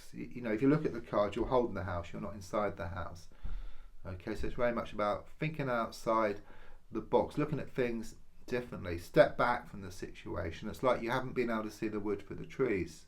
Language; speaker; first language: English; native; English